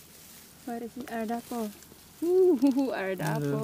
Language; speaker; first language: Dutch; non-native, learner; Filipino